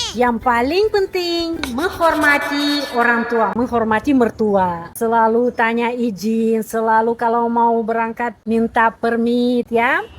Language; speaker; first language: Indonesian; non-native, fluent; Russian